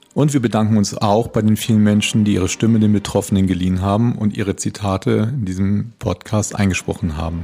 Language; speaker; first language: German; native; German